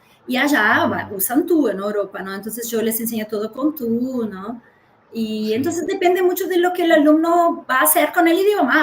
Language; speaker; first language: Spanish; early bilingual, heritage; Spanish